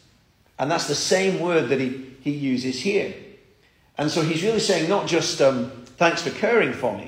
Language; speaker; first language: English; native; English